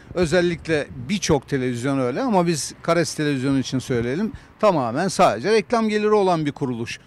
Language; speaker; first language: Turkish; native; Turkish